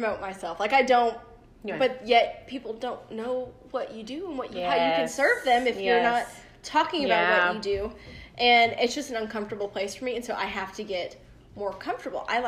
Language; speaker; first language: English; native; English